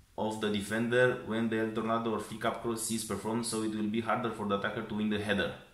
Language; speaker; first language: English; non-native, learner; Romanian